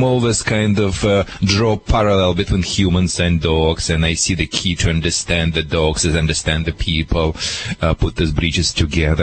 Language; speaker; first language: English; non-native, fluent; Romanian